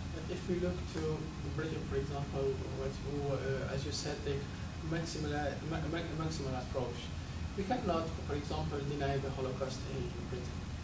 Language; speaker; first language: English; non-native, fluent; Arabic